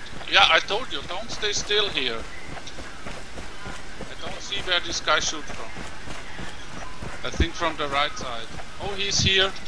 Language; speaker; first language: English; non-native, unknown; German